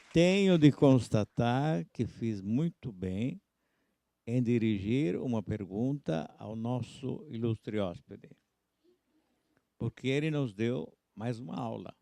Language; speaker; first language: Portuguese; non-native, fluent; Italian